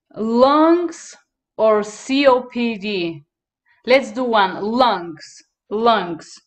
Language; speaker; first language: English; non-native, fluent; Bulgarian